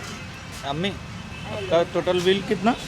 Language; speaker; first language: Hindi; non-native, learner; Bangla